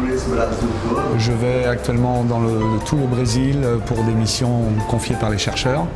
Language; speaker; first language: French; non-native, fluent; Portuguese